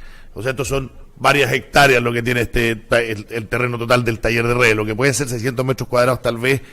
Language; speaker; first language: Spanish; native; Spanish